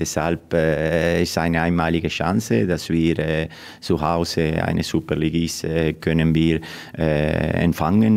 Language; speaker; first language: German; non-native, fluent; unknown